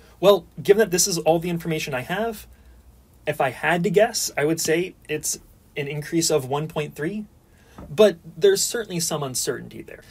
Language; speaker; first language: English; native; English